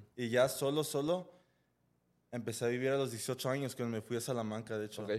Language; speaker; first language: Spanish; early bilingual, heritage; Spanish